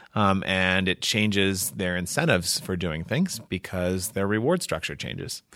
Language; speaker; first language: English; native; English